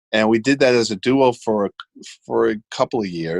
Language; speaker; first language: English; native; English